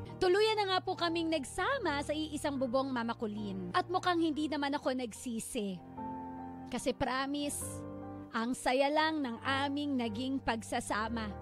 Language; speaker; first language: Filipino; native; Filipino